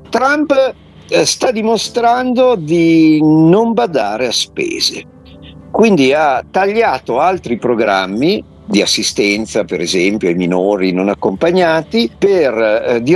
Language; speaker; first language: Italian; native; Italian